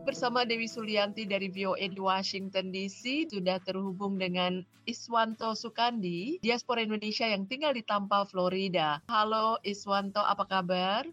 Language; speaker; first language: Indonesian; native; Indonesian